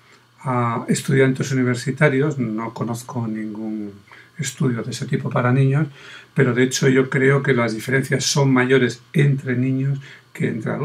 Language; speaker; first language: Spanish; native; Spanish